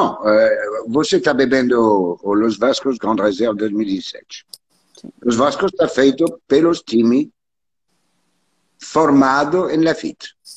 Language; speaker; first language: Portuguese; non-native, learner; French